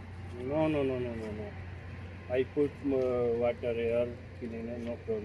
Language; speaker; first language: English; non-native, learner; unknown